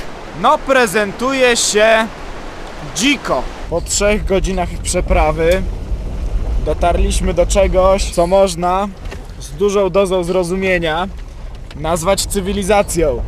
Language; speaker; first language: Polish; native; Polish